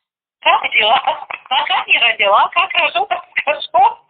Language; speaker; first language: Russian; native; Russian